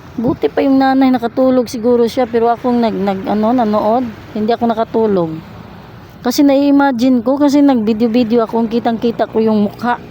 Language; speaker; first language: Filipino; non-native, local second language; Cebuano